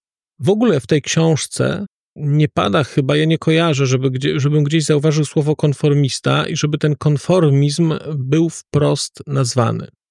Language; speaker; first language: Polish; native; Polish